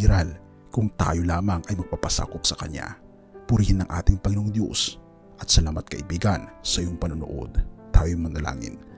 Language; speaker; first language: Filipino; native; Filipino